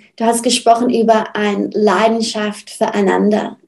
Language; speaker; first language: German; non-native, fluent; English